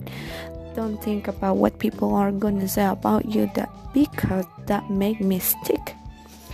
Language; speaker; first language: English; non-native, learner; Spanish